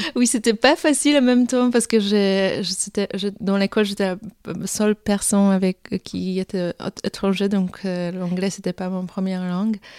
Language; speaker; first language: French; non-native, fluent; Polish